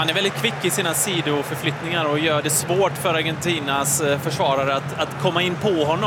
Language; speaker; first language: Swedish; native; Swedish